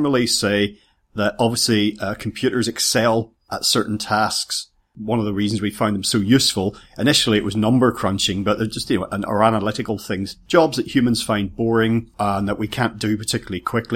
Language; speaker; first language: English; native; English